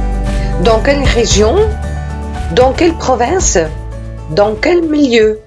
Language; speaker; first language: French; non-native, fluent; Italian